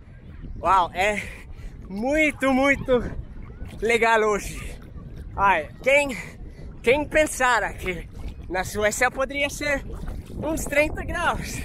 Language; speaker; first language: Portuguese; non-native, fluent; Swedish